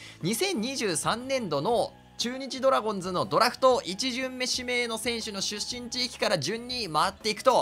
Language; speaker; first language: Japanese; native; Japanese